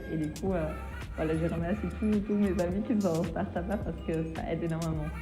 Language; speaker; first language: French; non-native, fluent; German